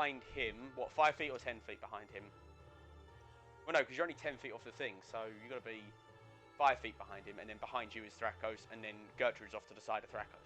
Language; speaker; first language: English; native; English